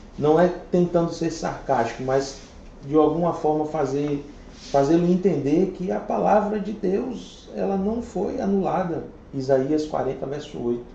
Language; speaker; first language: Portuguese; native; Portuguese